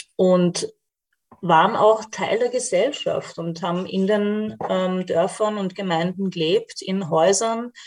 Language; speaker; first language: German; native; German